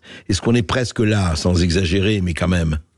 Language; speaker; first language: French; native; French